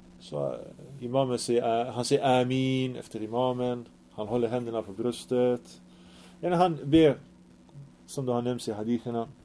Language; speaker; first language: Swedish; early bilingual, other home language; Arabic